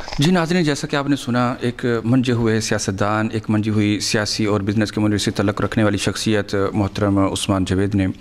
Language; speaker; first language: Urdu; non-native, local second language; Punjabi